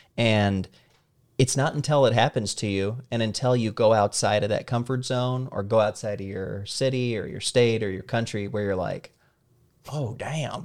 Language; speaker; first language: English; native; English